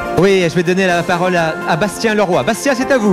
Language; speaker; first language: French; native; French